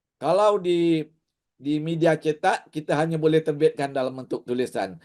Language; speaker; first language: Malay; native; Malay